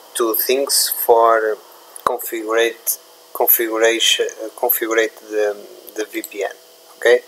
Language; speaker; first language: English; non-native, learner; Portuguese